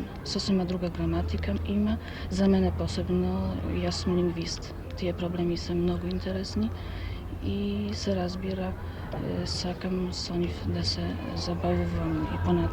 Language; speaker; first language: Macedonian; non-native, fluent; Polish